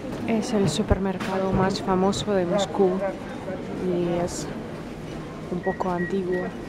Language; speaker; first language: Spanish; non-native, fluent; Russian